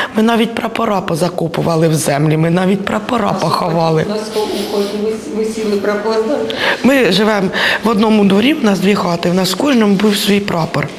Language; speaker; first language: Ukrainian; native; Ukrainian